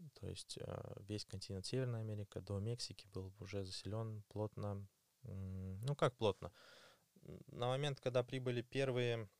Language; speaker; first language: Russian; native; Russian